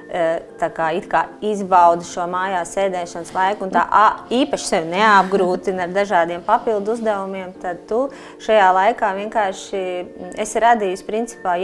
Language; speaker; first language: Latvian; native; Latvian